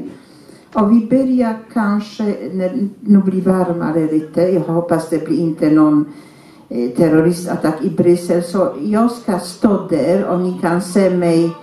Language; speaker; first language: Swedish; non-native, fluent; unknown